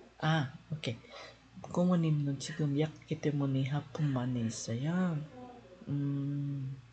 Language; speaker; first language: Korean; non-native, learner; Filipino